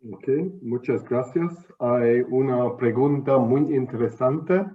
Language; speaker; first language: Spanish; non-native, fluent; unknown